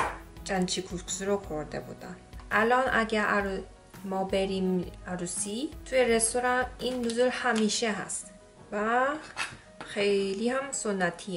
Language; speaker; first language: Persian; non-native, learner; Korean